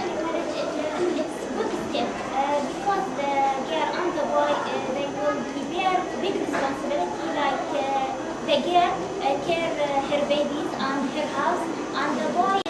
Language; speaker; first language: English; non-native, learner; Arabic